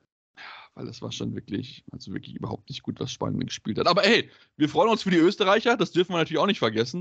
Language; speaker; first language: German; native; German